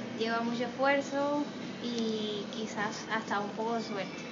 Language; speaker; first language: Spanish; non-native, fluent; English